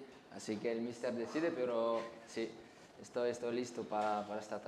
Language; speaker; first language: Spanish; non-native, fluent; French